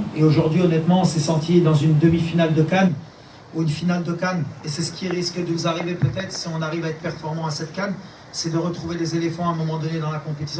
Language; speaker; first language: French; native; French